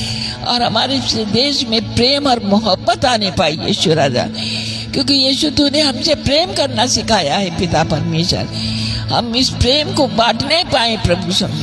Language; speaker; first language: Hindi; native; Hindi